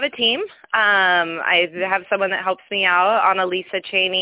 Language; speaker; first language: English; native; English